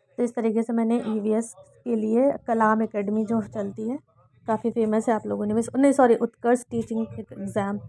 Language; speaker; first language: Hindi; native; Hindi